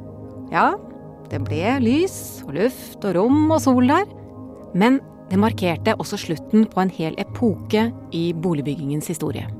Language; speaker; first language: Norwegian; native; Norwegian